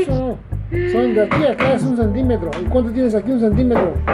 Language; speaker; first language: Spanish; native; Spanish